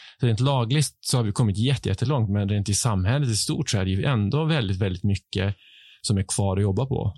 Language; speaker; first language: Swedish; native; Swedish